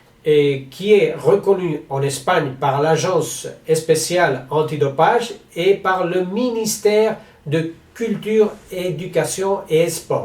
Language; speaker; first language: French; non-native, learner; Spanish